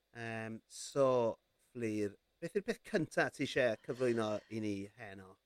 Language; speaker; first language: Welsh; native; Welsh